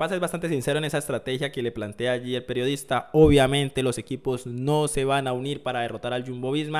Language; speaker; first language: Spanish; native; Spanish